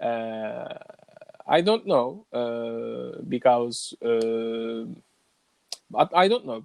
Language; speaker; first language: English; non-native, learner; Turkish